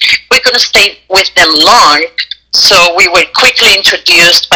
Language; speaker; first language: English; non-native, fluent; Spanish